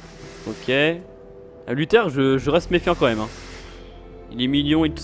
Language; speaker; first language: French; native; French